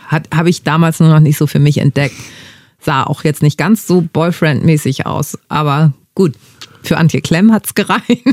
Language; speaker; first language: German; early bilingual, other home language; Greek